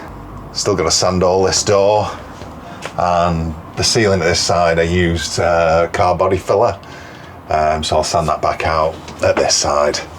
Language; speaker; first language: English; native; English